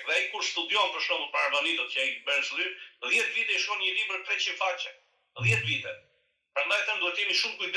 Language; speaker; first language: Albanian; native; Albanian